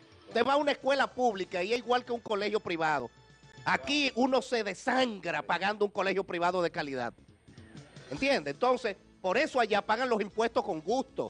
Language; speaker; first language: Spanish; native; Spanish